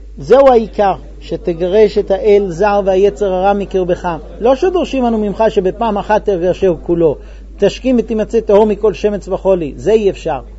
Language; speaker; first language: Hebrew; non-native, fluent; English